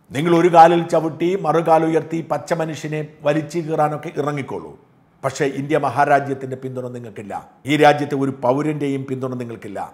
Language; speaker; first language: Malayalam; native; Malayalam